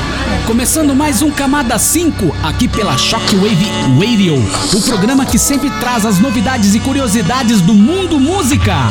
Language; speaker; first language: Portuguese; native; Portuguese